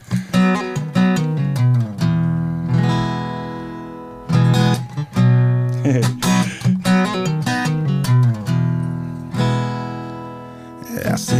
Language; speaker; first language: English; native; English